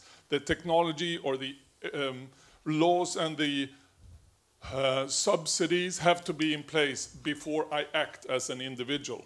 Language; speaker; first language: English; non-native, fluent; Swedish